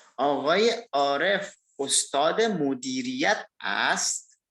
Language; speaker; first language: Persian; non-native, fluent; Indonesian